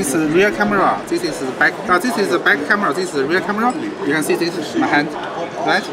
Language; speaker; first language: English; non-native, learner; Chinese